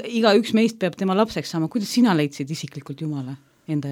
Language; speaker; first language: Estonian; non-native, local second language; Russian